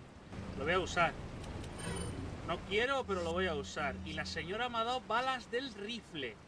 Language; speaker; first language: Spanish; native; Spanish